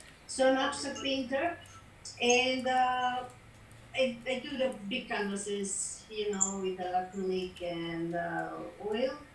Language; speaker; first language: English; non-native, fluent; Macedonian